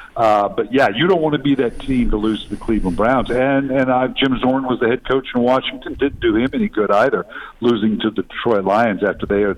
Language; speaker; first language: English; native; English